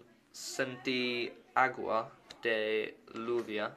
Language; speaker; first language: Spanish; non-native, learner; English